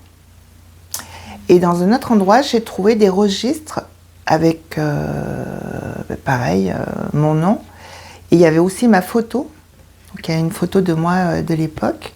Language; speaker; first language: French; early bilingual, other home language; Korean